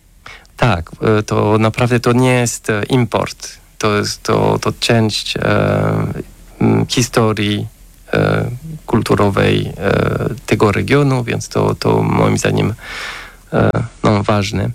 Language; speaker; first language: Polish; non-native, fluent; French